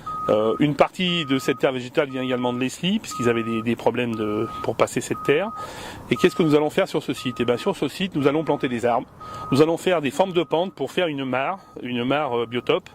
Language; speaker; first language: French; native; French